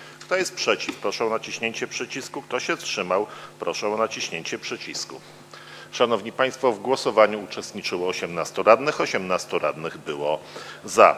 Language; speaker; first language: Polish; native; Polish